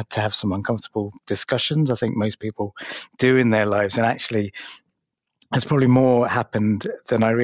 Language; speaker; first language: English; native; English